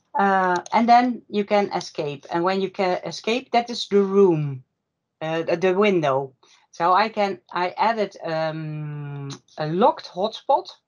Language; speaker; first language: English; non-native, fluent; Dutch